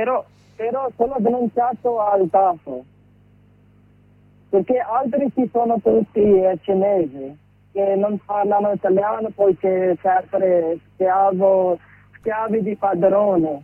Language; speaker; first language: Italian; non-native, learner; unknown